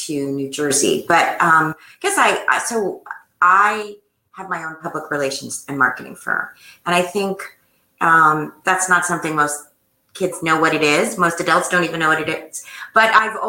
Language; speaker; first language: English; native; English